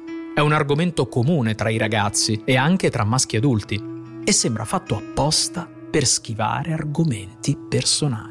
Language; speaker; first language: Italian; native; Italian